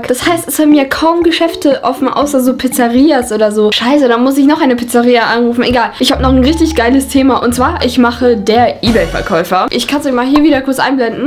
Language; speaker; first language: German; native; German